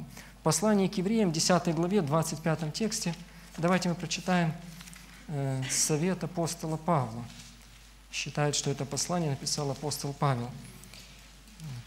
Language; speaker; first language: Russian; native; Russian